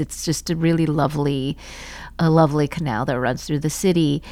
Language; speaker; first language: English; native; English